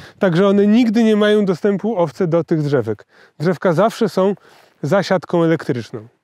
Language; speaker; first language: Polish; native; Polish